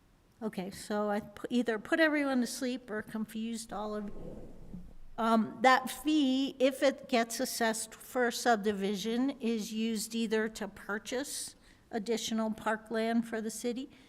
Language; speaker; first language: English; native; English